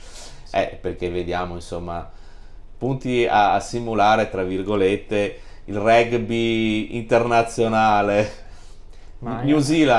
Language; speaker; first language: Italian; native; Italian